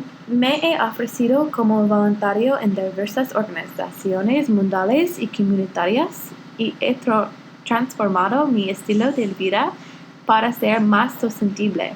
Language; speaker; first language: Spanish; non-native, learner; English